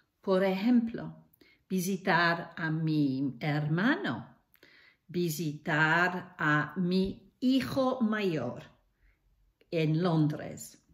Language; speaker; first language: Spanish; non-native, fluent; English